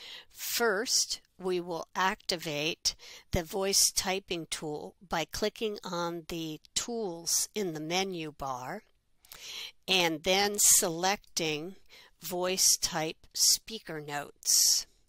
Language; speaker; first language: English; native; English